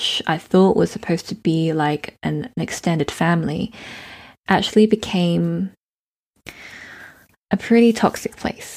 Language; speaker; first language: English; native; English